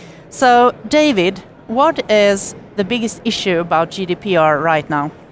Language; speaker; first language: English; non-native, fluent; Swedish